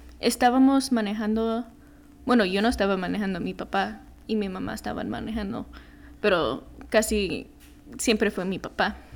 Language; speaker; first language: Spanish; early bilingual, heritage; Spanish